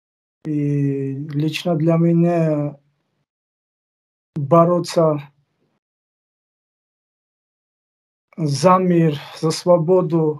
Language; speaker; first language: Russian; non-native, fluent; Georgian